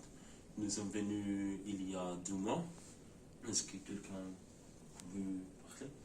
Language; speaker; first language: French; non-native, learner; Spanish